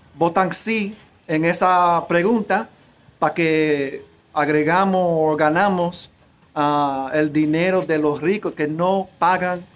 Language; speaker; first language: Spanish; early bilingual, heritage; Spanish